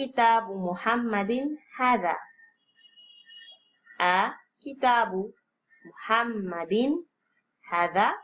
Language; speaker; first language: Arabic; non-native, fluent; Spanish